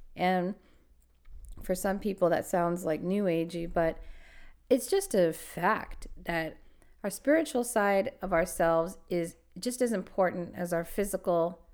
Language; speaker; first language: English; native; English